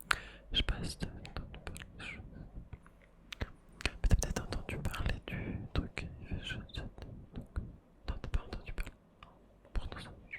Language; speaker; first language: French; native; French